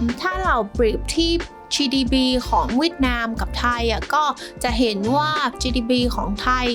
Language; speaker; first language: Thai; non-native, fluent; Vietnamese